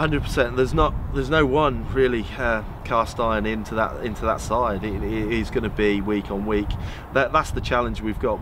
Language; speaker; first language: English; native; English